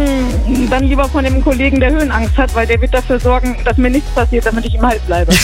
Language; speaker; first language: German; native; German